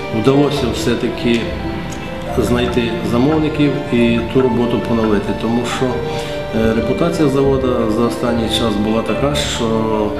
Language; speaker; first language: Ukrainian; native; Ukrainian